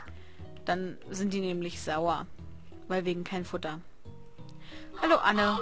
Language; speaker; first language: German; native; German